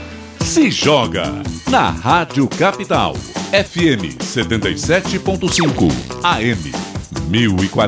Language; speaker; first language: Portuguese; native; Portuguese